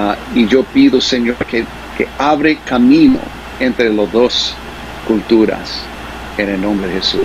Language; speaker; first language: Spanish; non-native, fluent; English